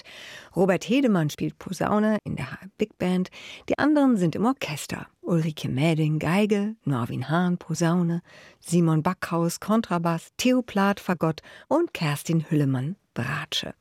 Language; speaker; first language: German; native; German